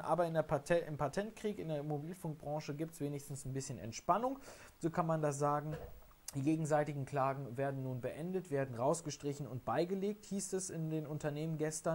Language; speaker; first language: German; native; German